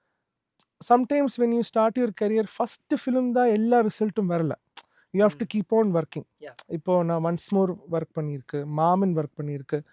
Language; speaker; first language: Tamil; non-native, learner; Malayalam